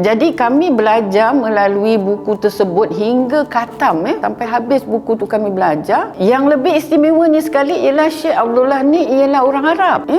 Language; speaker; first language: Malay; native; Malay